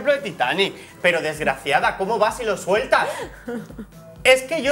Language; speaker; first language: Spanish; native; Spanish